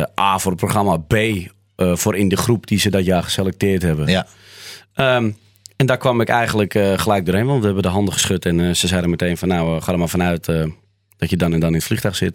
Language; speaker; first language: Dutch; native; Dutch